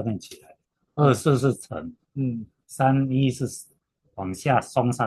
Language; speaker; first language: Chinese; native; Chinese